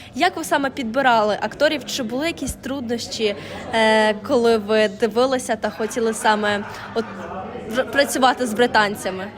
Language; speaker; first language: Ukrainian; native; Ukrainian